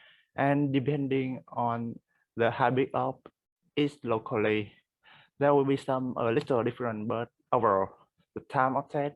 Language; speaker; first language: English; non-native, learner; Vietnamese